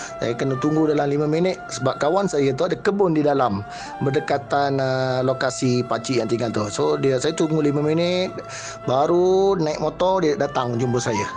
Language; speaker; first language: Malay; non-native, local second language; Tamil